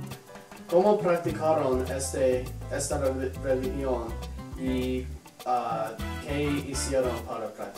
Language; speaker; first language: Spanish; non-native, learner; English